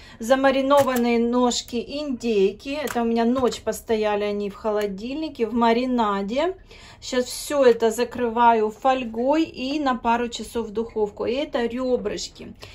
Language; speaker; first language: Russian; native; Russian